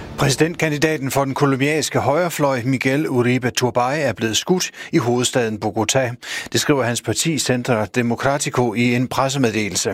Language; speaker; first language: Danish; native; Danish